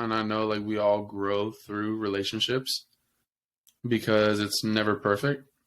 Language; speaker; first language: English; native; English